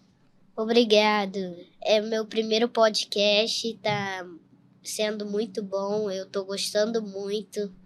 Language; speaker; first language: Portuguese; early bilingual, heritage; Portuguese